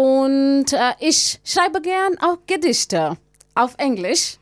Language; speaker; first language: German; non-native, learner; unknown